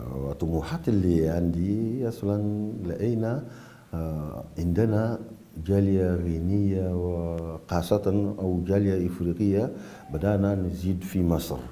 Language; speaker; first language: Arabic; non-native, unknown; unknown